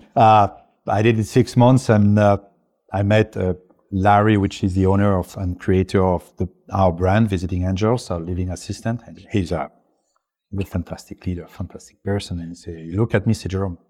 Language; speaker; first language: English; non-native, fluent; French